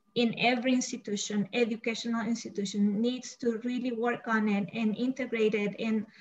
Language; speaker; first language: English; non-native, fluent; Spanish